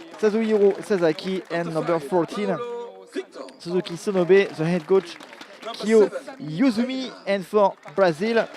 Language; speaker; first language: English; non-native, learner; French